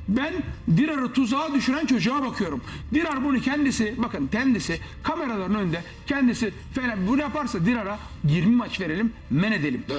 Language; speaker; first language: Turkish; native; Turkish